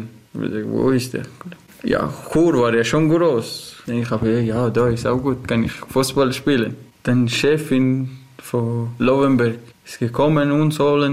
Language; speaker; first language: German; non-native, learner; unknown